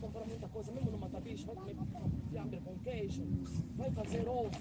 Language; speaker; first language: Portuguese; non-native, local second language; Lingala